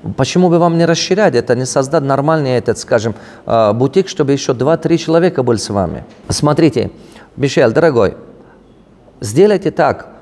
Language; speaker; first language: Russian; non-native, local second language; Tajik